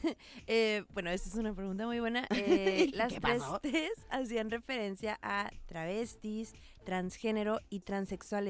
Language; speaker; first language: Spanish; native; Spanish